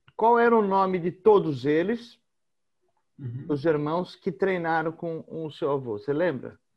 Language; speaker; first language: Portuguese; native; Portuguese